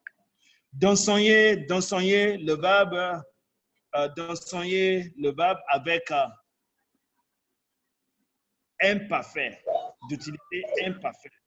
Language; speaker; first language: French; non-native, fluent; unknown